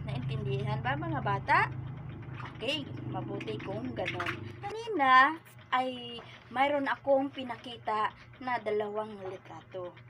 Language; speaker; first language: Filipino; non-native, local second language; Cebuano